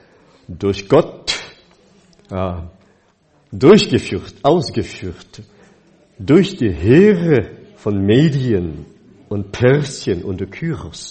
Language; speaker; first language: German; non-native, fluent; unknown